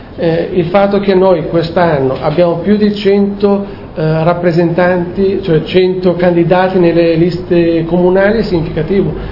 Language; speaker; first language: Italian; non-native, fluent; Albanian